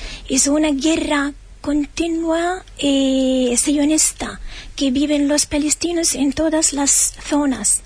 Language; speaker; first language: Spanish; non-native, fluent; Arabic